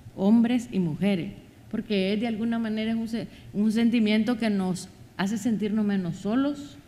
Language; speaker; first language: Spanish; native; Spanish